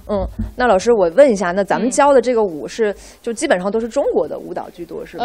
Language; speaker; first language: Chinese; native; Chinese